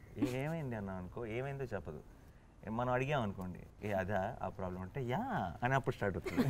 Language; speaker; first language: Telugu; native; Telugu